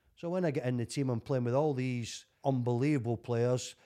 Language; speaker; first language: English; native; English